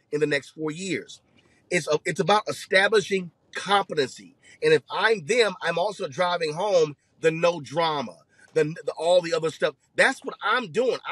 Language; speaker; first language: English; native; English